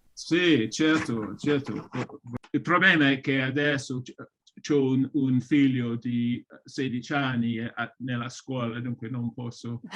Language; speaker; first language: Italian; non-native, fluent; English